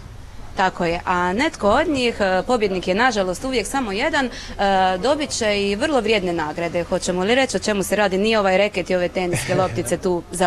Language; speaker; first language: Croatian; native; Croatian